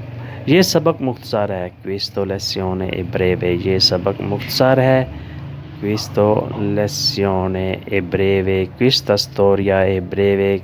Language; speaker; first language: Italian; non-native, learner; Urdu